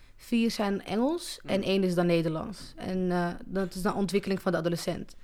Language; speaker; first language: Dutch; early bilingual, other home language; Arabic